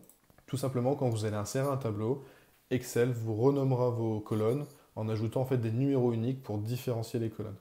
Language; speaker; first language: French; native; French